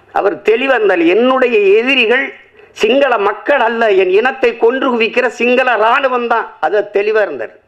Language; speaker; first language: Tamil; native; Tamil